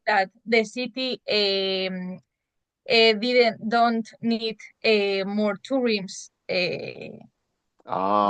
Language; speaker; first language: English; non-native, learner; Spanish